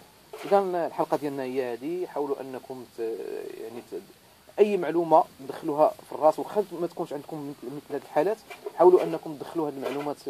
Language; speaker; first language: Arabic; native; Arabic